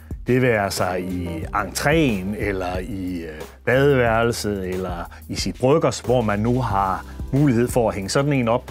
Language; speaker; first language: Danish; native; Danish